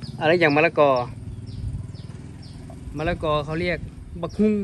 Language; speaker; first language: Thai; non-native, local second language; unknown